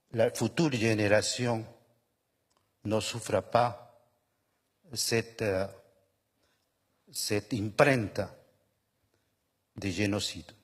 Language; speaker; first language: French; non-native, fluent; Spanish